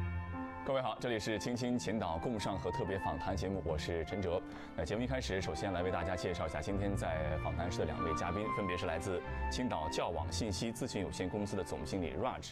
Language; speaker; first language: Chinese; native; Chinese